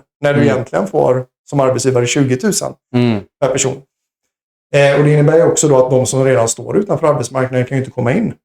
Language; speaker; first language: Swedish; native; Swedish